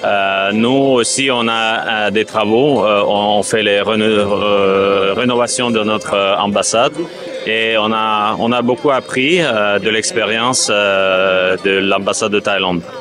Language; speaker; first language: French; non-native, fluent; Azerbaijani